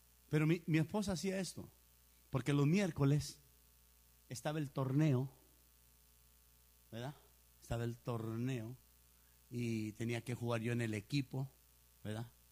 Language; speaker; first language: Spanish; early bilingual, heritage; Spanish